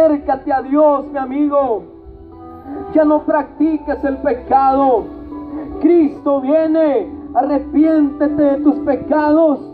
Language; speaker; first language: Spanish; native; Spanish